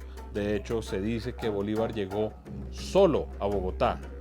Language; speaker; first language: Spanish; native; Spanish